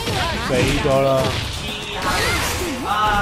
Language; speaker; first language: Chinese; native; Chinese